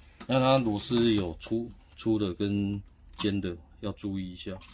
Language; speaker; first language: Chinese; native; Chinese